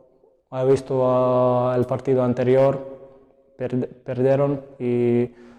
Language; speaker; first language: Spanish; non-native, learner; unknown